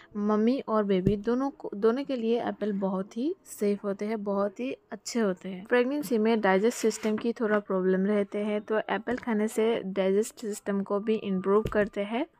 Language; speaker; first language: Hindi; non-native, local second language; Bangla